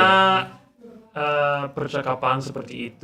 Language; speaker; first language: Indonesian; non-native, learner; English